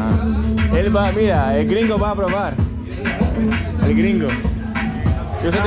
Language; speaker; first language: Spanish; non-native, learner; Greek